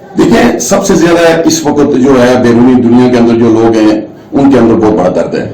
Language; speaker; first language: Urdu; non-native, local second language; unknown